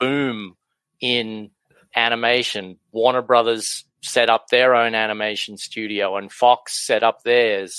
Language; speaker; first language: English; native; English